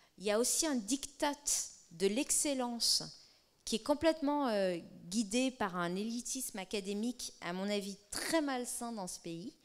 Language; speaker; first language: French; native; French